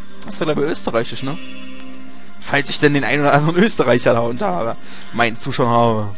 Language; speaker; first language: German; native; German